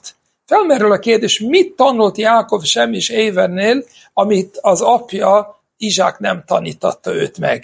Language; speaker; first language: Hungarian; non-native, fluent; English